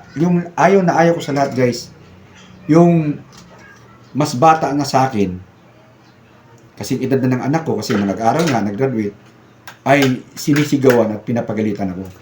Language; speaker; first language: Filipino; non-native, local second language; Cebuano